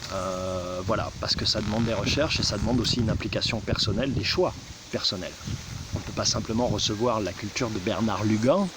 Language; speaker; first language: French; native; French